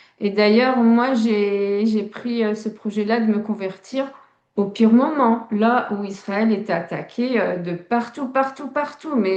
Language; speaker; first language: French; early bilingual, other home language; Tachelhit